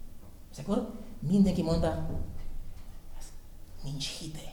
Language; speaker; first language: Hungarian; non-native, learner; Spanish